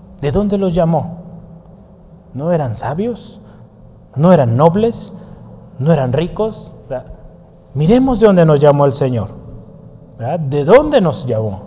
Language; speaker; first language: Spanish; native; Spanish